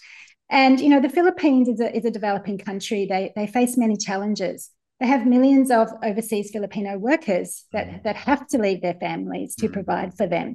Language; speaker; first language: English; native; English